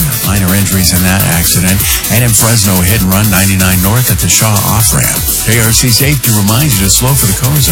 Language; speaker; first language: English; native; English